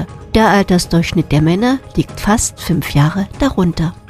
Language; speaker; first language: German; native; German